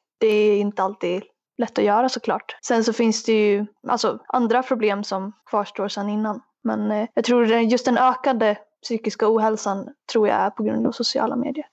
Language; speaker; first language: Swedish; native; Swedish